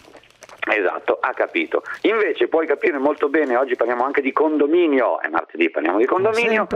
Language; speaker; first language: Italian; native; Italian